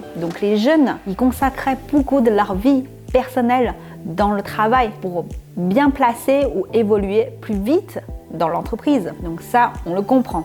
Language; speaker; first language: French; non-native, fluent; Chinese